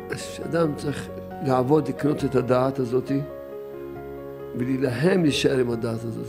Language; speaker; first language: Hebrew; native; Hebrew